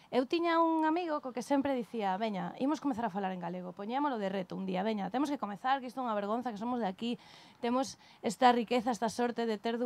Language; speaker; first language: Spanish; native; Spanish